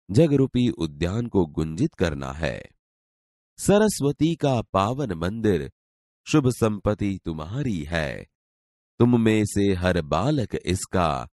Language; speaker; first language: Hindi; non-native, local second language; Gujarati